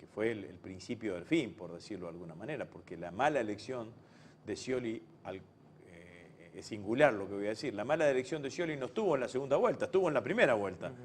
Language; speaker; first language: Spanish; native; Spanish